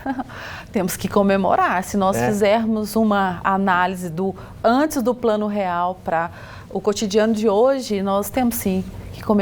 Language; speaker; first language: Portuguese; native; Portuguese